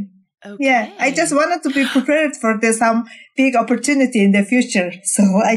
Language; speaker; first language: English; non-native, fluent; Mongolian